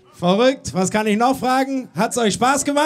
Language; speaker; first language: German; native; German